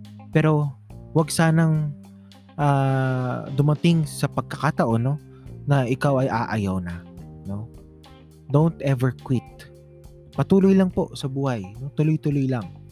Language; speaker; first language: Filipino; native; Filipino